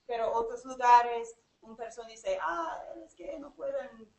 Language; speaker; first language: Spanish; non-native, learner; English